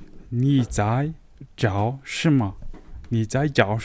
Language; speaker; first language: Chinese; non-native, learner; Mongolian